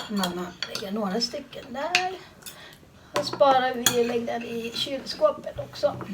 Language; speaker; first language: Swedish; non-native, learner; Thai